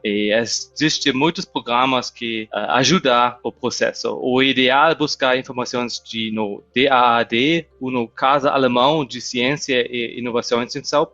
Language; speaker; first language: Portuguese; non-native, fluent; German